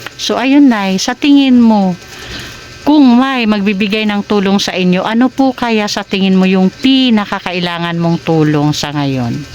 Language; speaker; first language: Filipino; non-native, local second language; Waray